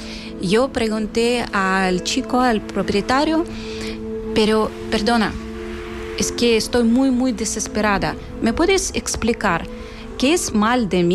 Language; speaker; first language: Spanish; non-native, fluent; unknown